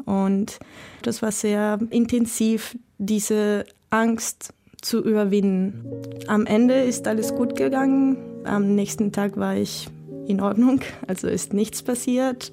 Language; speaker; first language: German; non-native, fluent; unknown